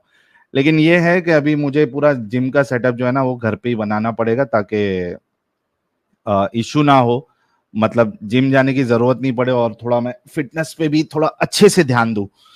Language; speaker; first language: Hindi; native; Hindi